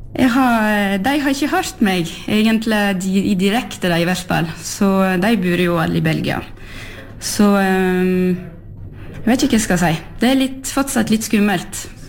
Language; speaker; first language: Norwegian; early bilingual, heritage; French